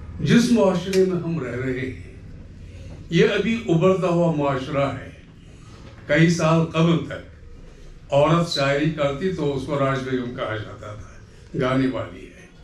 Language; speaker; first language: Urdu; non-native, local second language; Kashmiri